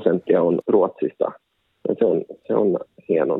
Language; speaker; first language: Finnish; non-native, local second language; Swedish